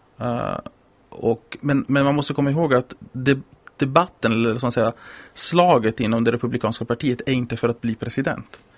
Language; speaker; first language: Swedish; non-native, fluent; Italian